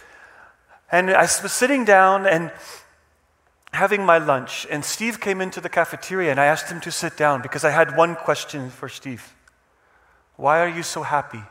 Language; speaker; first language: English; non-native, fluent; Czech